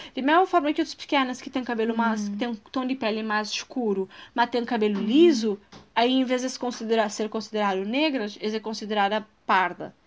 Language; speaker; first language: Portuguese; non-native, local second language; Kabuverdianu